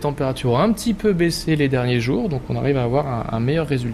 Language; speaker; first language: French; native; French